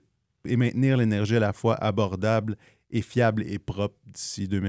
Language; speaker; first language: French; native; French